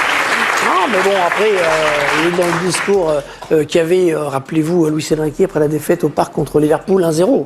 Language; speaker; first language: French; native; French